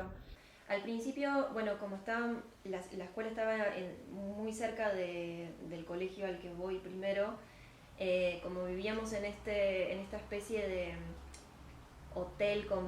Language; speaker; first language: Spanish; early bilingual, other home language; Ukrainian